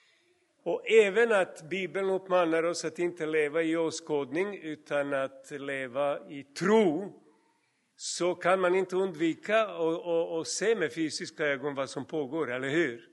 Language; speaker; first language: Swedish; non-native, fluent; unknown